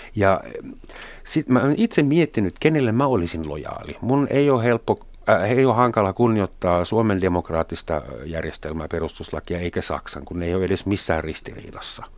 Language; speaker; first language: Finnish; non-native, fluent; German